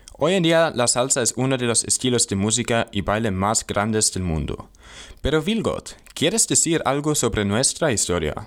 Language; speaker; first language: Spanish; non-native, learner; German